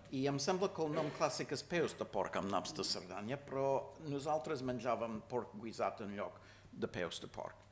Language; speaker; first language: Catalan; non-native, fluent; English